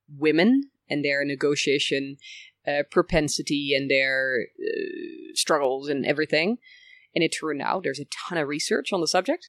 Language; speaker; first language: English; early bilingual, other home language; Dutch